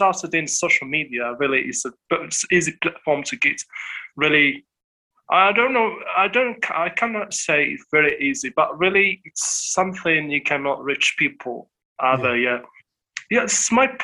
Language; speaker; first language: English; non-native, fluent; Arabic